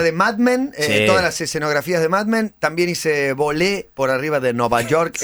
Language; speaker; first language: Spanish; native; Spanish